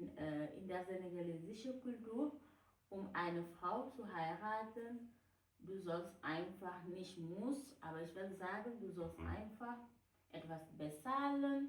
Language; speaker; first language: German; non-native, fluent; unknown